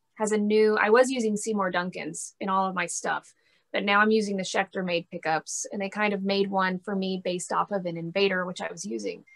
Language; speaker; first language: English; native; English